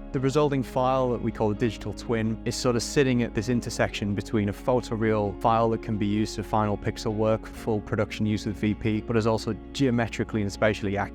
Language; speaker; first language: English; native; English